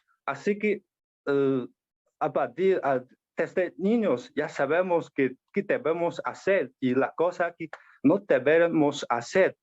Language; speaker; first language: Spanish; non-native, learner; Chinese